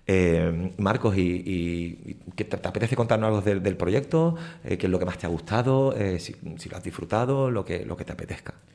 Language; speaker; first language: Spanish; native; Spanish